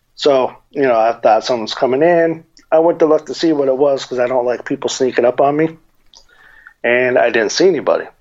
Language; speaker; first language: English; native; English